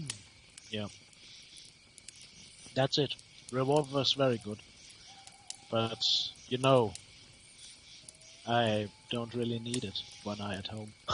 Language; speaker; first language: English; non-native, learner; German